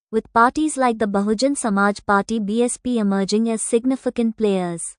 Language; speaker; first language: English; non-native, local second language; Tamil